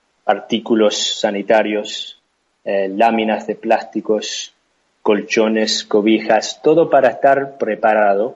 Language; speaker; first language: Spanish; non-native, fluent; English